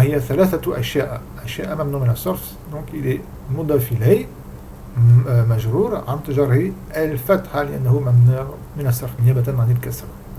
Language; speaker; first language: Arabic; non-native, fluent; French